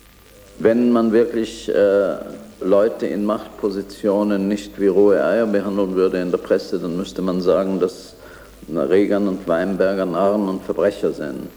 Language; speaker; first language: German; native; German